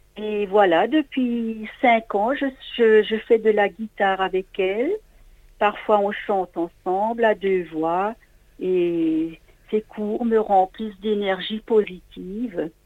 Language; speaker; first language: French; non-native, local second language; Swiss German